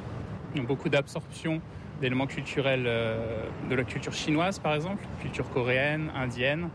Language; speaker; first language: French; native; French